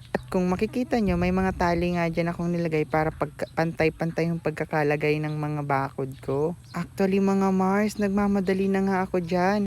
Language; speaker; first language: Filipino; non-native, local second language; Bikol